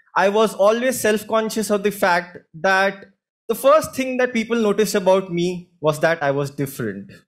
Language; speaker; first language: English; non-native, local second language; Hindi